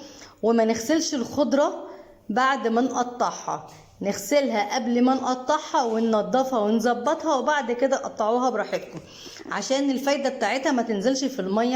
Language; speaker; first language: Arabic; native; Arabic